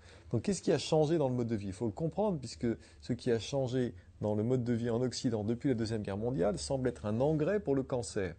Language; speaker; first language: French; native; French